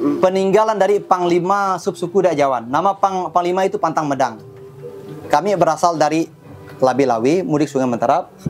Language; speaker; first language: Indonesian; non-native, local second language; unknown